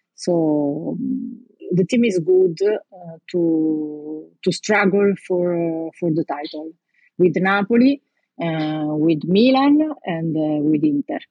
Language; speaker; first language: English; non-native, learner; Italian